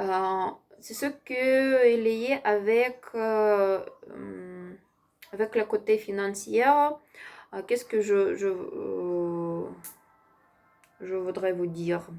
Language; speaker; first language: French; non-native, learner; Ukrainian